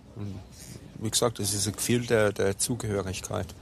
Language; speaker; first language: German; non-native, fluent; Slovenian